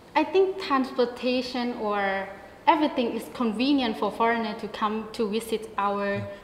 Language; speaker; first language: English; non-native, learner; Thai